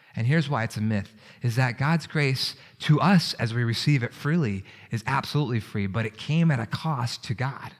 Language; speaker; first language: English; native; English